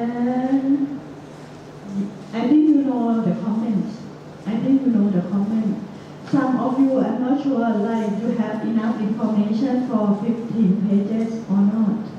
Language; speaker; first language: English; non-native, fluent; Thai